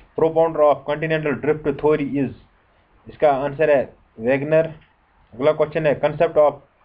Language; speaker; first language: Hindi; non-native, local second language; Kashmiri